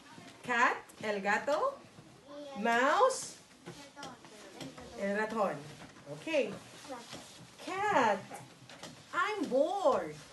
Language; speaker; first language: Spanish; non-native, learner; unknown